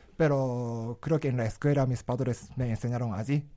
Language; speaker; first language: Spanish; non-native, learner; Japanese